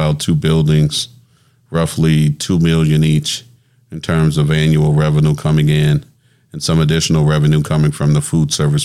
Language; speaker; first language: English; native; English